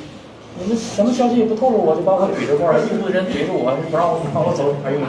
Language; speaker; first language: Chinese; native; Chinese